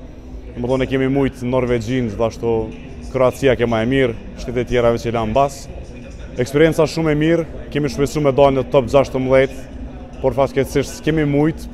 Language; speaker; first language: Albanian; native; Albanian